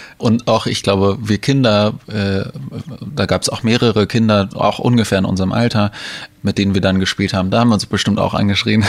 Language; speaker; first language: German; native; German